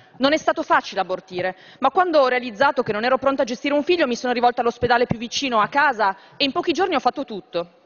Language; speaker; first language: Italian; native; Italian